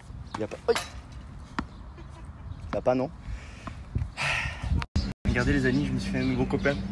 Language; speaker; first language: French; native; French